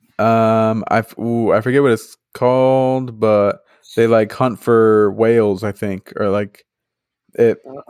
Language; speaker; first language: English; native; English